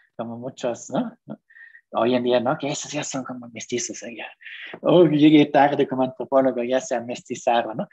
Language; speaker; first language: Spanish; non-native, fluent; German